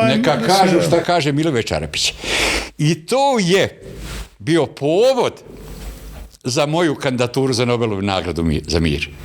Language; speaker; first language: Bosnian; native; Bosnian